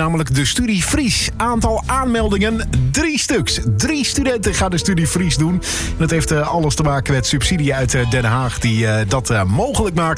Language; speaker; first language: Dutch; native; Dutch